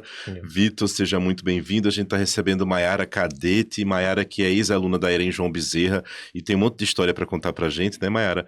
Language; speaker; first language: Portuguese; native; Portuguese